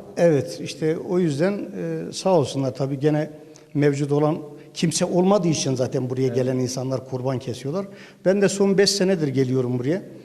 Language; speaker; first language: Turkish; native; Turkish